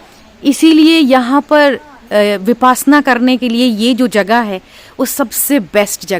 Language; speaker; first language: Hindi; native; Hindi